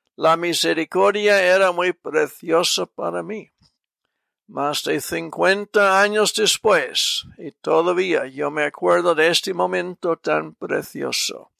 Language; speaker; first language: Spanish; non-native, fluent; English